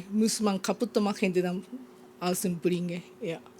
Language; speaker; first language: German; non-native, learner; Japanese